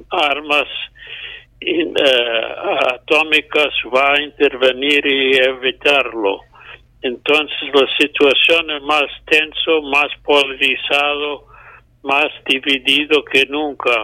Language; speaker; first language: Spanish; non-native, fluent; English